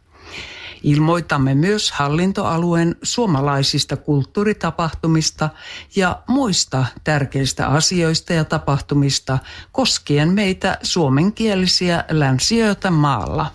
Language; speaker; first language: Finnish; native; Finnish